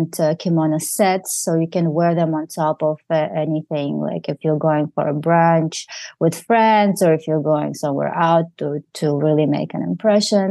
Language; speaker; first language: English; non-native, fluent; Russian